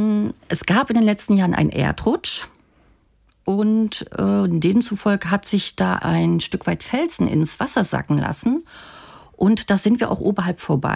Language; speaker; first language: German; native; German